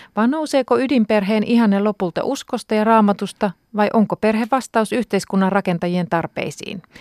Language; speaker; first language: Finnish; native; Finnish